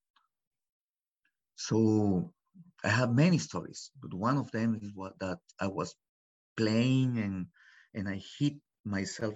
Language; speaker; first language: English; non-native, fluent; Spanish